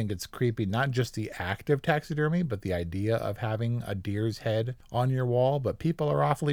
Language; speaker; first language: English; native; English